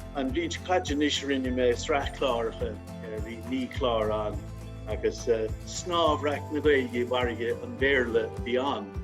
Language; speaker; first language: Irish; non-native, local second language; English